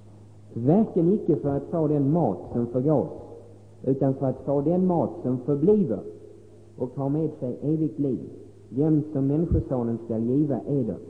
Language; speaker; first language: Swedish; native; Swedish